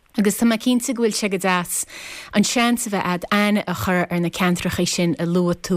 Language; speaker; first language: Irish; native; Irish